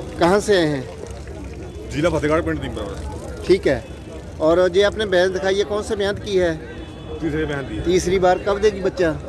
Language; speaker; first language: Hindi; non-native, local second language; Punjabi